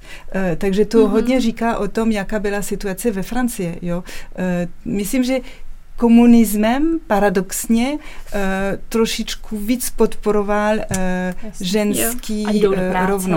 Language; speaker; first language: Czech; non-native, fluent; French